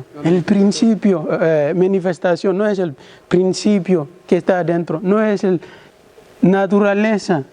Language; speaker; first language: Spanish; non-native, learner; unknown